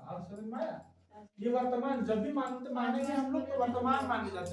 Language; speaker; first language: Hindi; native; Hindi